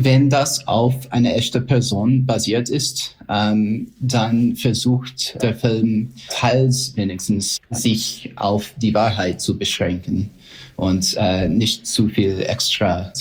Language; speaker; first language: German; non-native, fluent; English